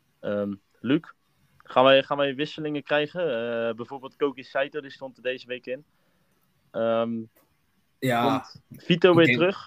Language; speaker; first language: Dutch; native; Dutch